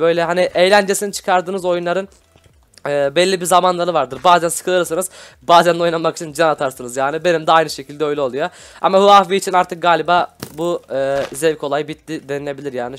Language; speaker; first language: Turkish; native; Turkish